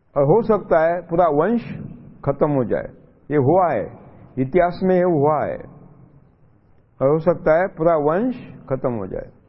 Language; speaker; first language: Hindi; non-native, local second language; Marathi